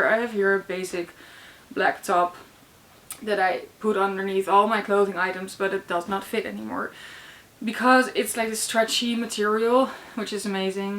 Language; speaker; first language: English; non-native, fluent; Dutch